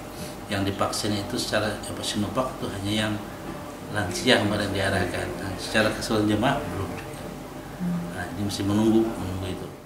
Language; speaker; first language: Indonesian; native; Indonesian